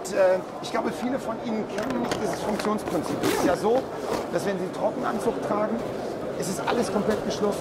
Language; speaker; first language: German; native; German